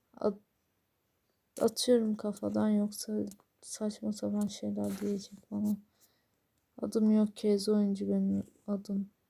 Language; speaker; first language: Turkish; native; Turkish